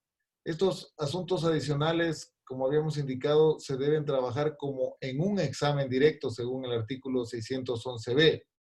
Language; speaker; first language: Spanish; native; Spanish